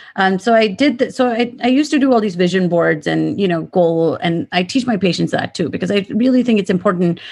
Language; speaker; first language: English; non-native, local second language; Gujarati